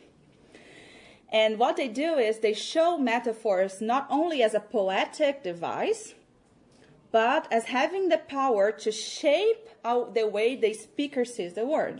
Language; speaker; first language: English; non-native, fluent; Portuguese